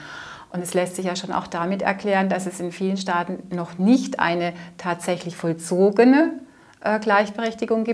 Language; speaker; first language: German; native; German